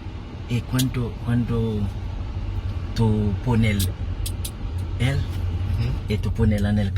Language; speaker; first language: Spanish; non-native, learner; Haitian Creole